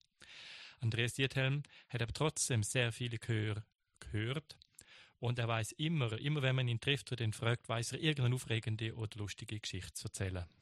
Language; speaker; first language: German; native; German